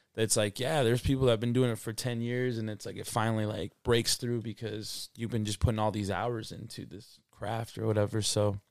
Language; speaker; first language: English; native; English